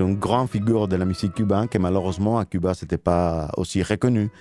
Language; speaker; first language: French; non-native, learner; Spanish